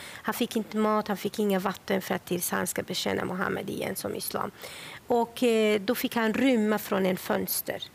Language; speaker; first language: Swedish; non-native, fluent; Kurdish